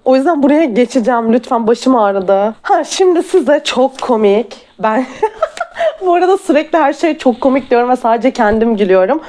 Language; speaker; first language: Turkish; native; Turkish